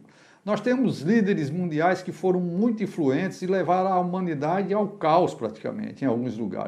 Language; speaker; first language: Portuguese; native; Portuguese